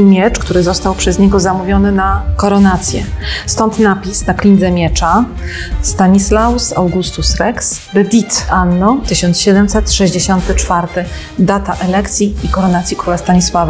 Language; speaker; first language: Polish; native; Polish